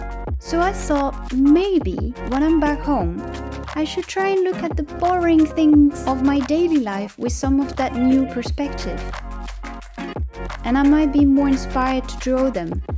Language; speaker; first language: English; non-native, fluent; French